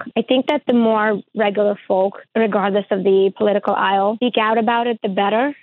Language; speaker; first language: English; early bilingual, other home language; Ukrainian